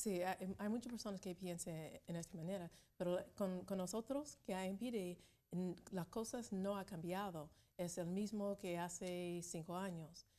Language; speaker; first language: Spanish; non-native, learner; English